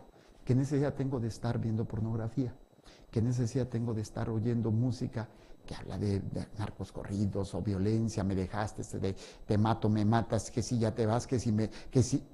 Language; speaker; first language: Spanish; native; Spanish